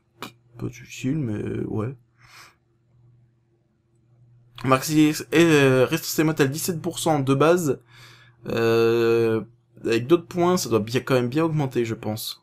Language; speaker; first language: French; native; French